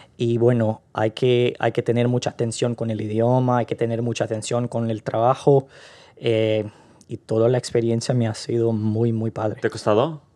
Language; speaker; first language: Spanish; non-native, fluent; Portuguese